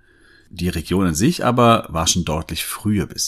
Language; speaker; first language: German; native; German